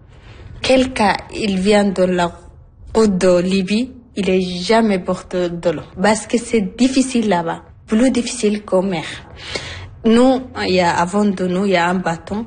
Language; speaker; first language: French; non-native, learner; Arabic